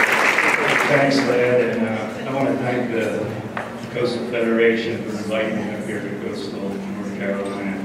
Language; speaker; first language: English; native; English